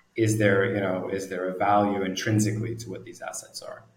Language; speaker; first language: English; native; English